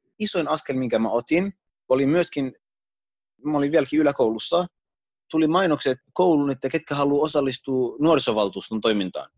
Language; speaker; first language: Finnish; early bilingual, other home language; Arabic